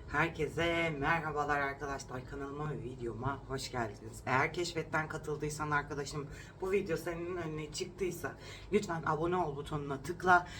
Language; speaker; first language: Turkish; native; Turkish